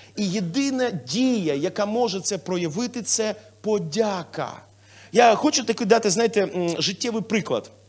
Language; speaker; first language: Ukrainian; non-native, local second language; Russian